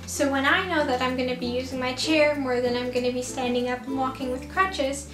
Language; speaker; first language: English; native; English